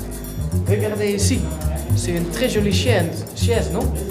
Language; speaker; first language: French; non-native, learner; Dutch